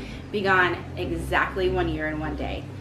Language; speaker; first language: English; native; English